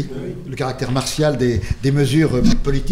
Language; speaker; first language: French; native; French